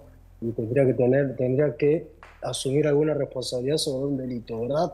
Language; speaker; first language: Spanish; native; Spanish